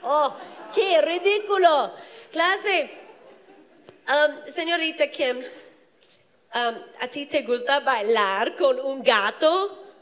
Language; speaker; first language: Spanish; non-native, fluent; English